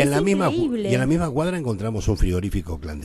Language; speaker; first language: Spanish; native; Spanish